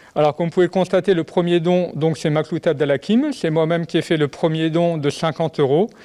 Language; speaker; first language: French; native; French